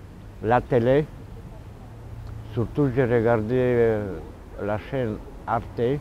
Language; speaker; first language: French; non-native, fluent; Romanian